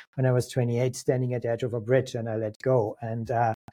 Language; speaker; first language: English; non-native, fluent; German